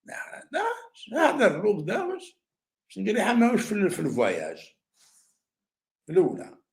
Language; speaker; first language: Arabic; native; Arabic